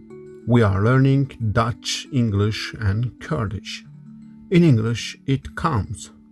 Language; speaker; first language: English; non-native, fluent; Kurdish